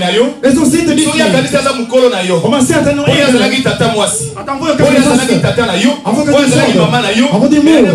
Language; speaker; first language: Swedish; non-native, fluent; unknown